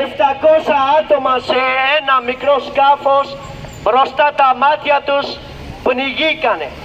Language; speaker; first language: Greek; non-native, learner; Urdu